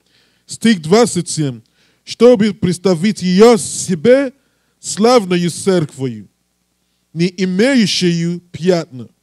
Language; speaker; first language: Russian; non-native, learner; English